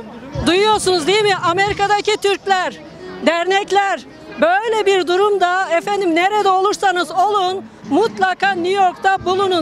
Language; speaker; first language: Turkish; native; Turkish